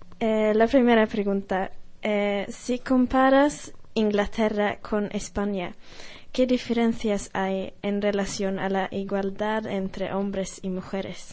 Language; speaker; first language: Spanish; non-native, fluent; Swedish